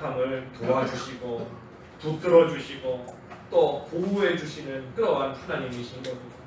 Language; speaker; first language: Korean; native; Korean